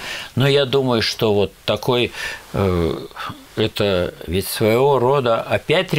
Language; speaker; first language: Russian; native; Russian